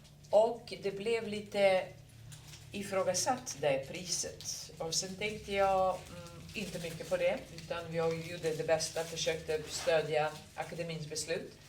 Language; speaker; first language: Swedish; non-native, fluent; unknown